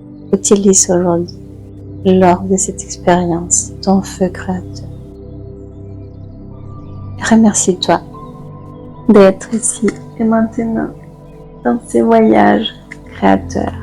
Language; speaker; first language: French; native; French